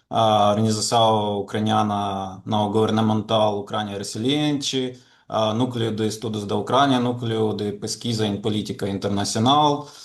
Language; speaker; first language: Portuguese; non-native, fluent; Ukrainian